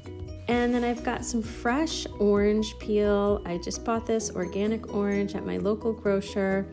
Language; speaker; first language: English; native; English